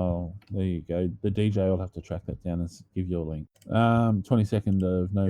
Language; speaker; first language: English; native; English